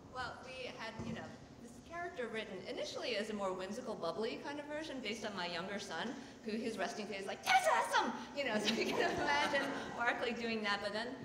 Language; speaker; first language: English; native; English